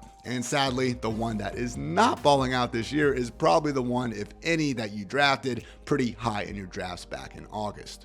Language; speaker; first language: English; native; English